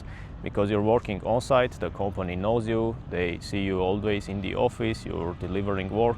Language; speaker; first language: English; non-native, fluent; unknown